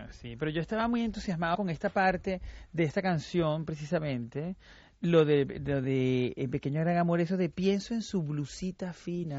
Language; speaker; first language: Spanish; native; Spanish